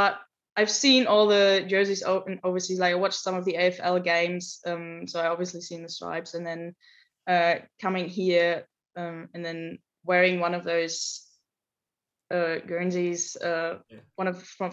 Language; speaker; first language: English; non-native, fluent; German